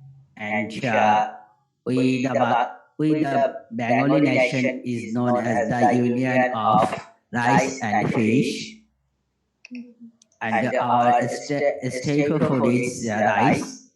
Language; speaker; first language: English; non-native, learner; Bangla